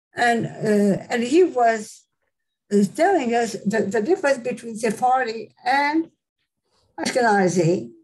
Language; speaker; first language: English; non-native, fluent; French